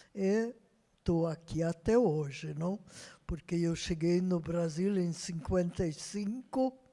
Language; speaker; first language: Portuguese; non-native, fluent; Hungarian